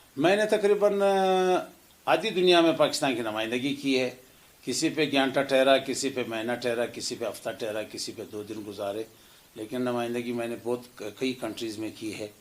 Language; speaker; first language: Urdu; non-native, local second language; Pashto